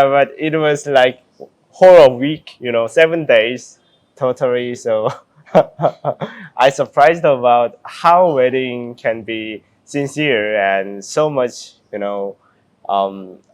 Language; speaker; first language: English; non-native, learner; Korean